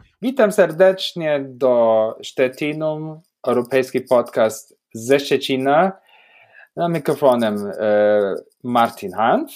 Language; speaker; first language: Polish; non-native, fluent; German